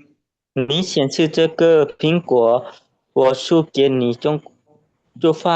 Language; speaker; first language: Chinese; non-native, learner; Lao